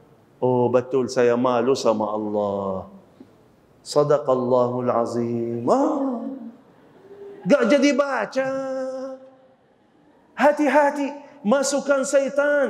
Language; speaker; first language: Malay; non-native, fluent; Arabic